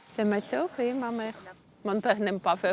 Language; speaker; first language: French; non-native, learner; Ukrainian